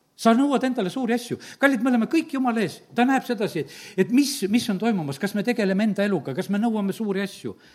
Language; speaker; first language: Estonian; native; Estonian